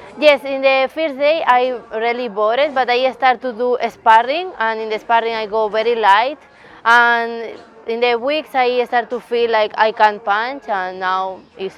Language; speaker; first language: English; non-native, learner; Spanish